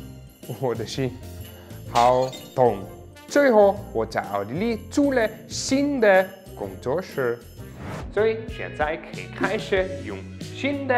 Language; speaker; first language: Chinese; non-native, fluent; German